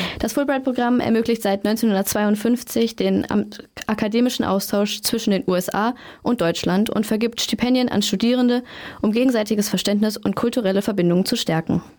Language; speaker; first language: German; native; German